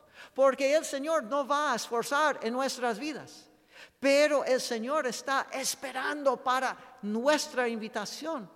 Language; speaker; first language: Spanish; non-native, fluent; English